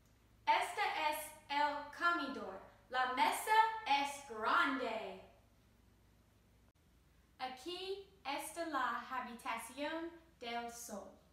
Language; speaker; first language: Spanish; non-native, learner; English